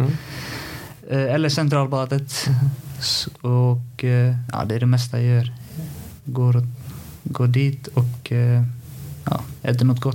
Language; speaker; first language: Swedish; non-native, fluent; Icelandic